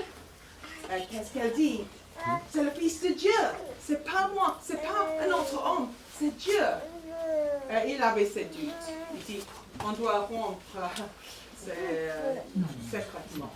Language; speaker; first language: French; non-native, fluent; English